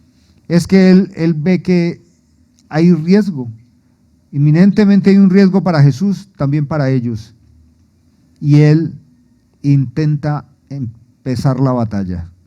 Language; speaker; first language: Spanish; native; Spanish